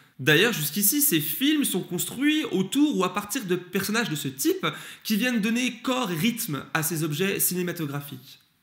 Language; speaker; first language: French; early bilingual, other home language; Turkish